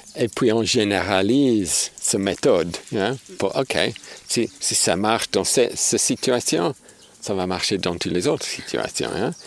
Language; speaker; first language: French; non-native, fluent; English